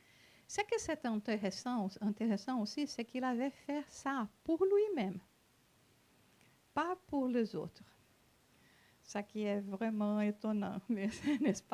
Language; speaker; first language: French; non-native, fluent; Portuguese